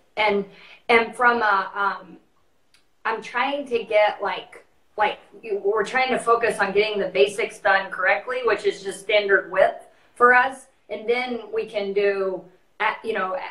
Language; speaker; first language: English; native; English